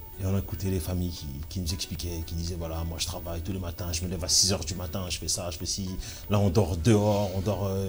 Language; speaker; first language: French; early bilingual, other home language; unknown